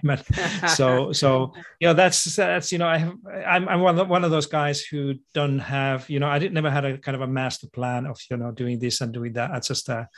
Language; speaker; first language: English; non-native, fluent; Finnish